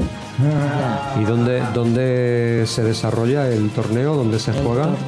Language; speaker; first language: Spanish; native; Spanish